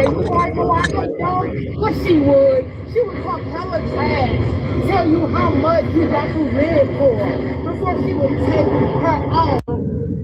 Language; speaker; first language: English; native; English